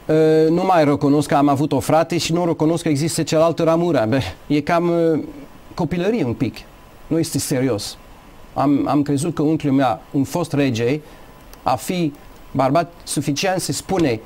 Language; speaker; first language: Romanian; non-native, learner; English